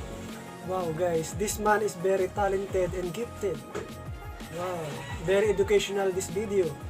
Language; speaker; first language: English; non-native, local second language; Filipino